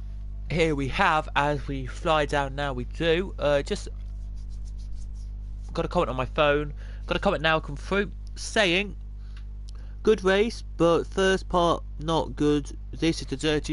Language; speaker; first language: English; native; English